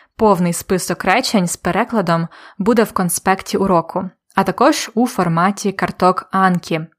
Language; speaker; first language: Ukrainian; native; Ukrainian